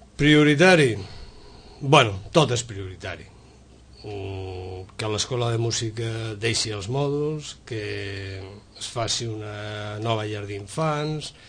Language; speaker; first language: Catalan; non-native, local second language; Spanish